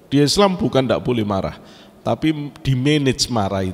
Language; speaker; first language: Indonesian; native; Indonesian